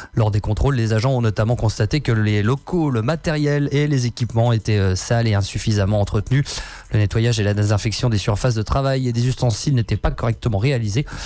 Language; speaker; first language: French; native; French